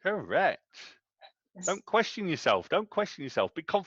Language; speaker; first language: English; native; English